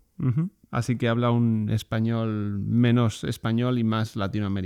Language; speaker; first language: Spanish; native; Spanish